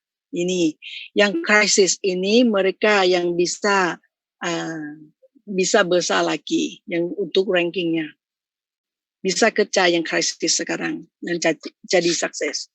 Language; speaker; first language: Indonesian; non-native, fluent; Thai